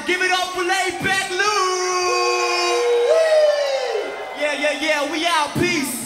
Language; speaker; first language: English; native; English